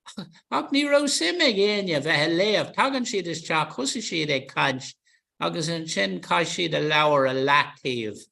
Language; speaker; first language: Irish; non-native, local second language; English